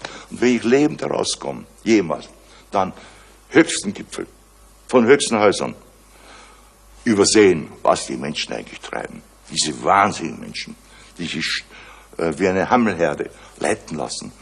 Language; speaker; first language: German; native; German